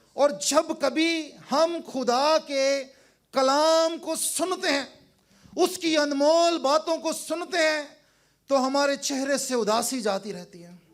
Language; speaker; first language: Urdu; non-native, local second language; Punjabi